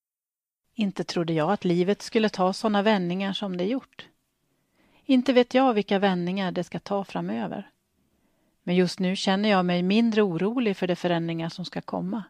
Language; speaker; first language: Swedish; native; Swedish